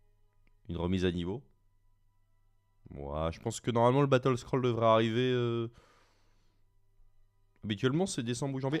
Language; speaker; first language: French; native; French